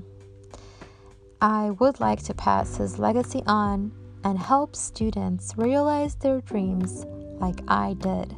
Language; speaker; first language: English; non-native, fluent; Polish